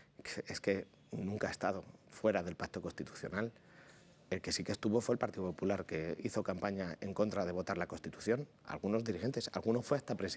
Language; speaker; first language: Spanish; native; Spanish